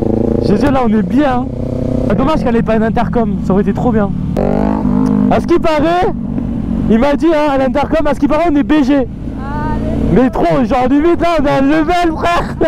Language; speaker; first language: French; native; French